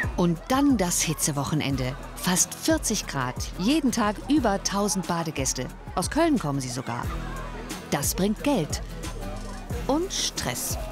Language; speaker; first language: German; native; German